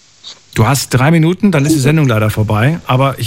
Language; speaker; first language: German; native; German